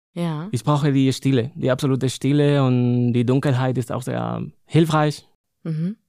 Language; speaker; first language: German; non-native, fluent; Spanish